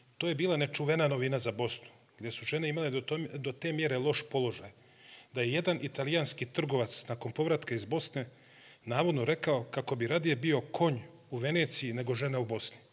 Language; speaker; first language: Serbian; native; Serbian